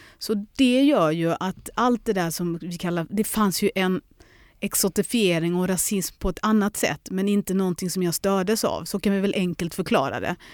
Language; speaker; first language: Swedish; early bilingual, other home language; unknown